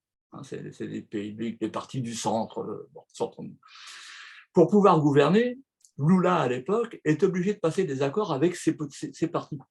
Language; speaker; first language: French; native; French